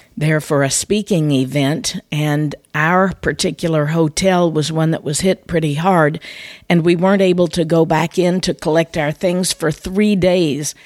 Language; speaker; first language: English; native; English